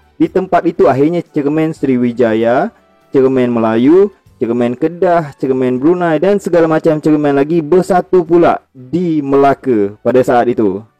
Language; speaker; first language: Malay; native; Malay